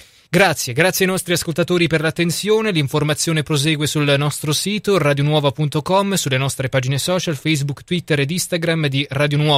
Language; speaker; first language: Italian; native; Italian